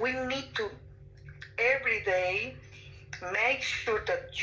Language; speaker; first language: English; non-native, fluent; Spanish